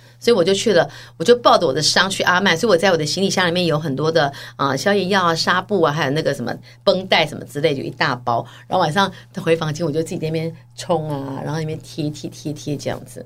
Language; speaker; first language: Chinese; native; Chinese